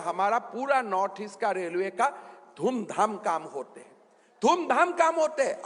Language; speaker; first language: Hindi; non-native, local second language; Assamese